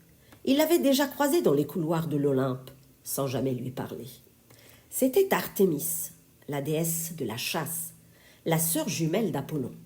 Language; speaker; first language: French; native; French